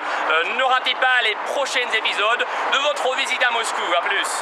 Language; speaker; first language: French; non-native, fluent; Russian